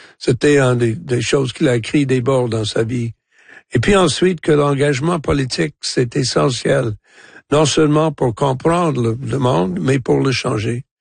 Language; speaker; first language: French; non-native, local second language; English